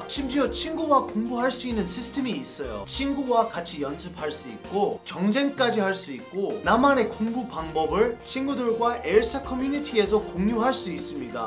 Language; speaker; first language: Korean; non-native, fluent; English